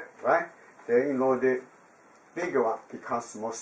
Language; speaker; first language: English; non-native, learner; Chinese